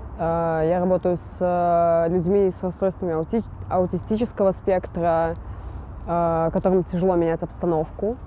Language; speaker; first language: Russian; native; Russian